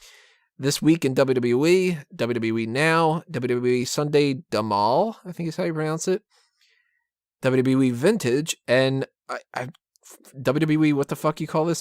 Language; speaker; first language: English; native; English